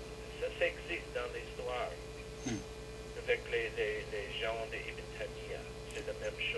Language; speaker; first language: French; non-native, learner; English